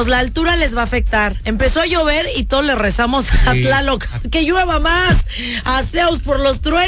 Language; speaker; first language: Spanish; native; Spanish